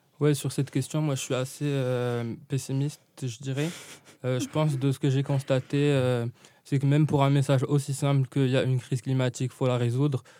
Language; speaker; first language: French; non-native, local second language; Arabic